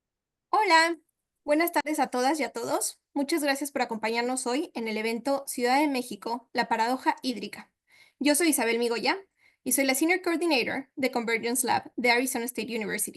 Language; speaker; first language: Spanish; native; Spanish